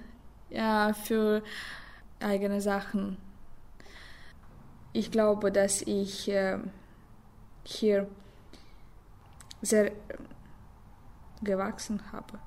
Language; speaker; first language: German; non-native, learner; Russian